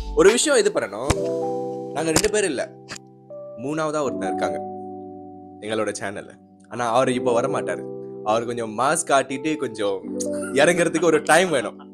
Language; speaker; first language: Tamil; early bilingual, heritage; Tamil